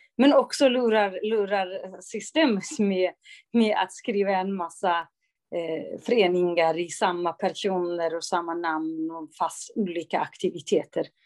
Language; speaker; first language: Swedish; non-native, local second language; Kurdish